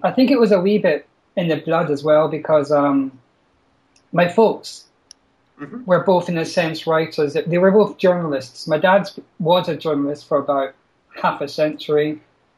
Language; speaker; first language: English; native; English